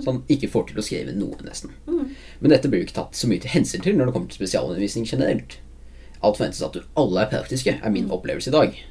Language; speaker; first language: Norwegian; native; Norwegian